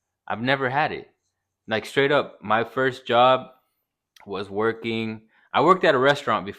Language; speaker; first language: English; native; English